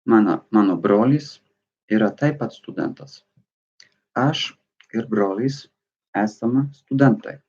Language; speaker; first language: Lithuanian; non-native, learner; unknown